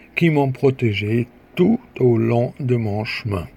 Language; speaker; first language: French; native; French